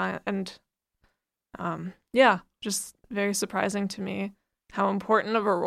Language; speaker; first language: English; native; English